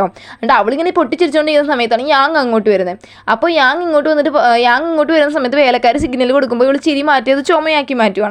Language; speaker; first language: Malayalam; native; Malayalam